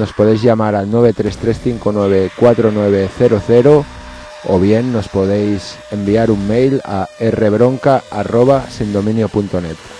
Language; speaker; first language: Spanish; native; Spanish